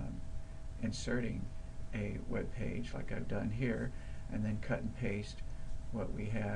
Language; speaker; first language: English; native; English